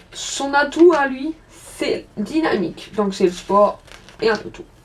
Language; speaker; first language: French; native; French